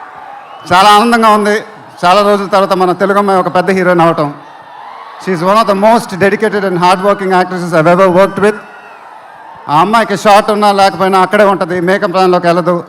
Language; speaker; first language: Telugu; native; Telugu